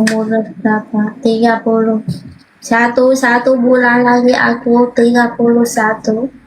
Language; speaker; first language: Indonesian; non-native, learner; Vietnamese